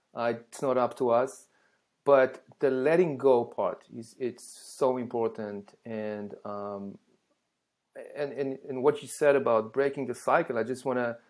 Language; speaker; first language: English; non-native, fluent; Hebrew